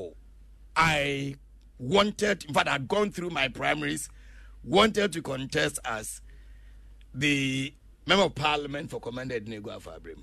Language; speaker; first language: English; non-native, local second language; Akan